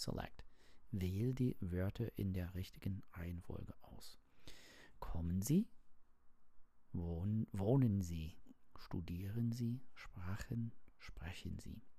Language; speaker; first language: German; non-native, learner; English